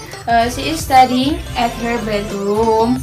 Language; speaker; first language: English; non-native, learner; Indonesian